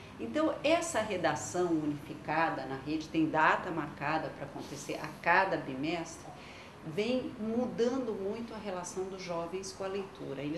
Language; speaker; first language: Portuguese; non-native, local second language; French